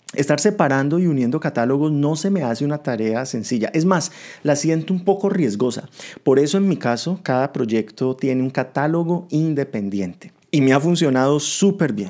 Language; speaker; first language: Spanish; native; Spanish